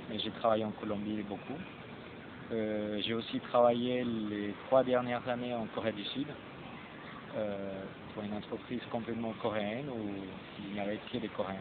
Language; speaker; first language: French; non-native, fluent; Spanish